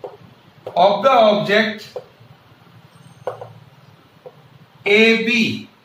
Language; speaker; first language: English; non-native, local second language; Hindi